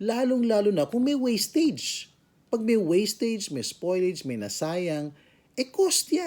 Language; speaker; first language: Filipino; native; Filipino